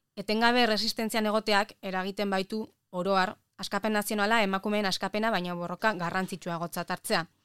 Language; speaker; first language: Basque; native; Basque